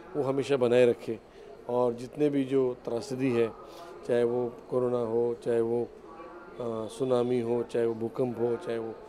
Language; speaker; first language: Hindi; native; Hindi